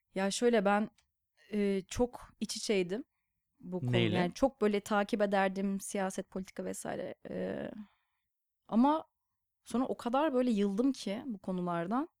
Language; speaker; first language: Turkish; native; Turkish